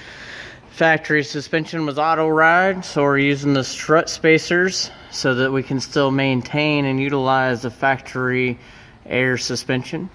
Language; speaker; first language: English; native; English